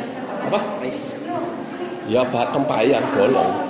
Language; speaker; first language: Indonesian; native; Indonesian